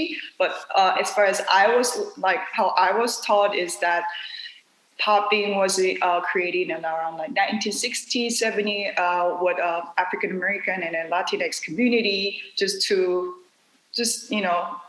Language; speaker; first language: English; non-native, fluent; Korean